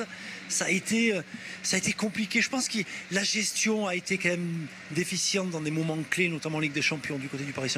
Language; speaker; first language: French; native; French